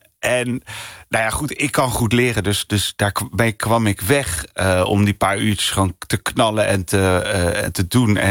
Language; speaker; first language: Dutch; early bilingual, other home language; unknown